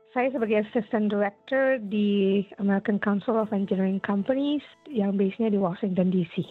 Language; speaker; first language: Indonesian; native; Indonesian